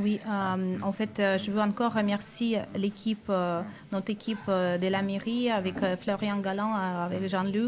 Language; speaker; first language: French; non-native, fluent; Russian